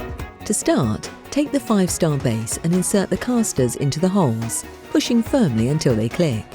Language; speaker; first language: English; native; English